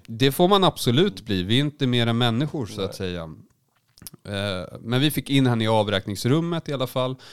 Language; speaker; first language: Swedish; native; Swedish